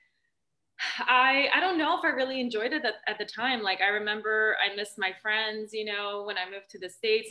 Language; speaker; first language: English; early bilingual, other home language; Romanian